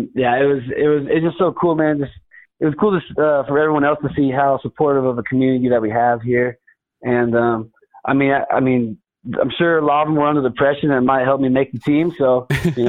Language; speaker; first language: English; native; English